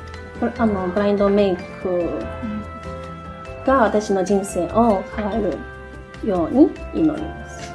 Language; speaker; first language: Japanese; non-native, fluent; Chinese